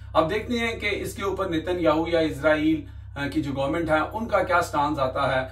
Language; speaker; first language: Urdu; non-native, local second language; Punjabi